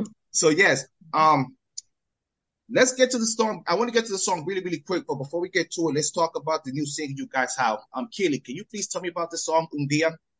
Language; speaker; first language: English; early bilingual, other home language; Spanish